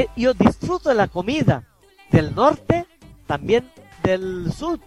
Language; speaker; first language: Spanish; non-native, fluent; Bangla